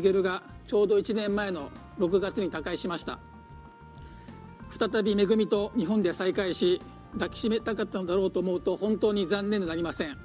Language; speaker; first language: Japanese; native; Japanese